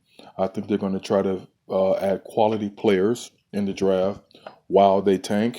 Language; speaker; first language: English; native; English